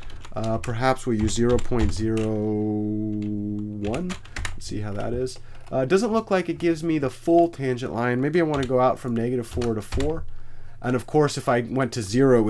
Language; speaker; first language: English; native; English